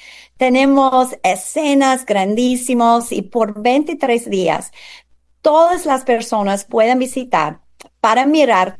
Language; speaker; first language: Spanish; non-native, fluent; English